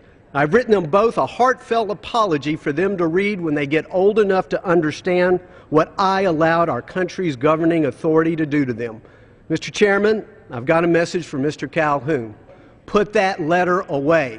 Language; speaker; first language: English; native; English